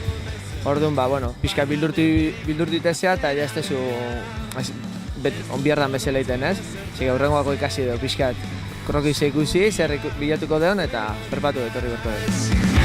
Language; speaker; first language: Basque; native; Basque